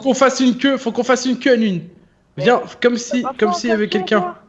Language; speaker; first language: French; native; French